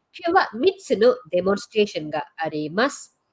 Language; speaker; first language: Japanese; non-native, fluent; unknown